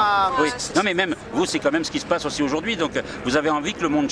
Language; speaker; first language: French; native; French